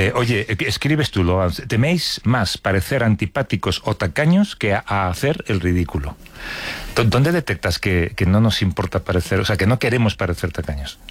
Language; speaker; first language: Spanish; native; Spanish